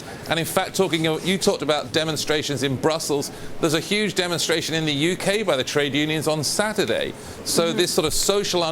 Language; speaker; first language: English; native; English